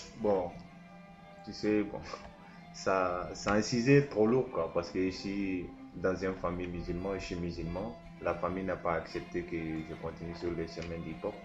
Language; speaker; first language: French; non-native, local second language; Soninke